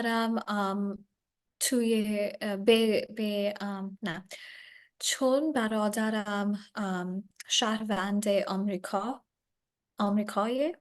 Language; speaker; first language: Persian; non-native, learner; English